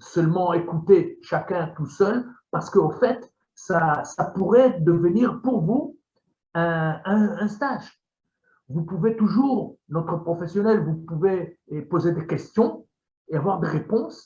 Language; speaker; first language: French; non-native, fluent; Hebrew